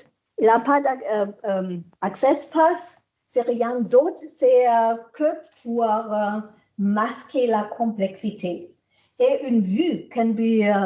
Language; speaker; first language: French; non-native, fluent; German